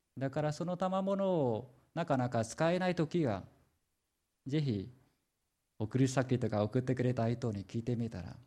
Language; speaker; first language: Japanese; non-native, fluent; Vietnamese